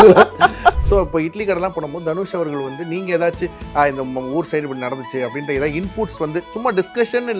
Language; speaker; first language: Tamil; native; Tamil